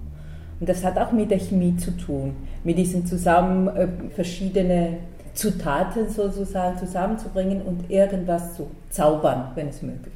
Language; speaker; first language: German; non-native, fluent; Spanish